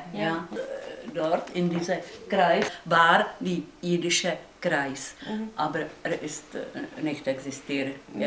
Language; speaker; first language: German; non-native, learner; Czech